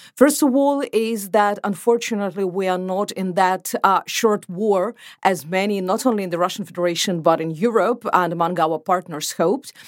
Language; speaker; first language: English; non-native, fluent; Ukrainian